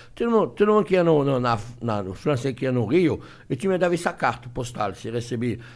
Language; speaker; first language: Portuguese; non-native, fluent; French